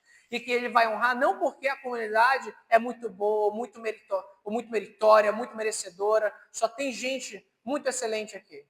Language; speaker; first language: Portuguese; native; Portuguese